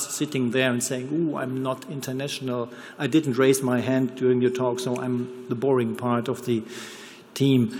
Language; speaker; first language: English; non-native, fluent; German